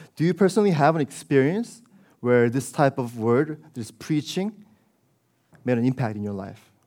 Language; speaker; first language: English; early bilingual, other home language; Korean